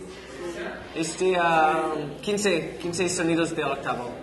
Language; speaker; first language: Spanish; non-native, learner; English